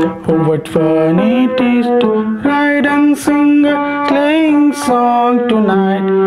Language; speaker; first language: English; non-native, local second language; Telugu